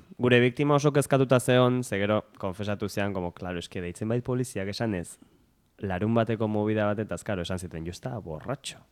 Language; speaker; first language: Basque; native; Basque